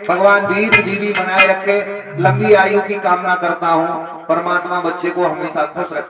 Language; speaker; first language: Hindi; native; Hindi